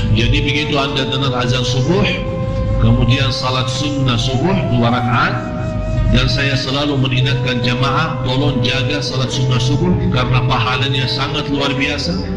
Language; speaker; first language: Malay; non-native, fluent; Arabic